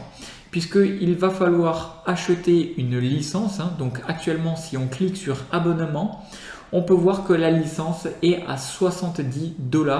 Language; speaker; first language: French; native; French